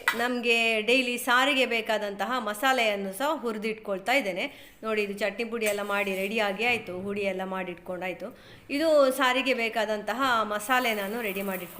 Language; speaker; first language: Kannada; non-native, local second language; Tulu